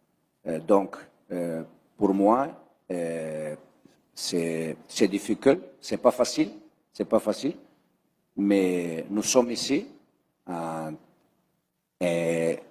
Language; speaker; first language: French; non-native, learner; Italian